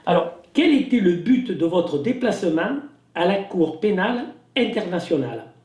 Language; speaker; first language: French; native; French